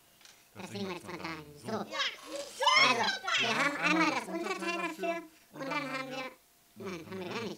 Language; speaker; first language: German; native; German